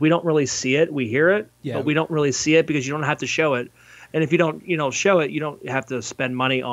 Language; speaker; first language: English; native; English